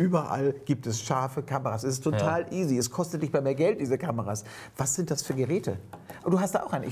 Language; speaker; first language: German; native; German